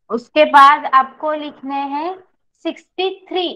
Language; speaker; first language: Hindi; non-native, local second language; Marathi